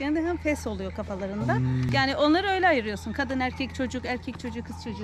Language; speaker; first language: Turkish; native; Turkish